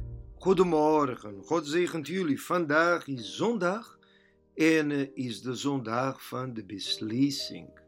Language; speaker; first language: Dutch; non-native, learner; Portuguese